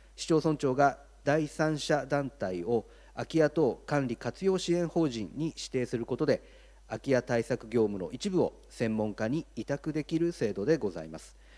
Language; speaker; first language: Japanese; native; Japanese